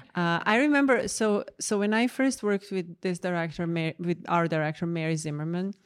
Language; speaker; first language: English; non-native, fluent; Croatian